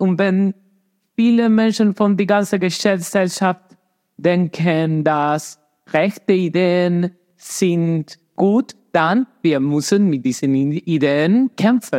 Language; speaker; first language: German; non-native, fluent; Spanish